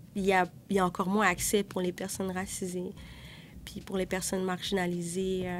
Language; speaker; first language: French; native; French